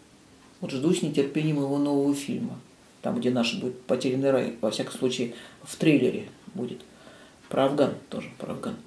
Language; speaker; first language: Russian; native; Russian